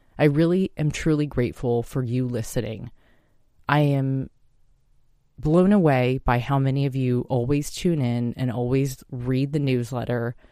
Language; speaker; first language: English; native; English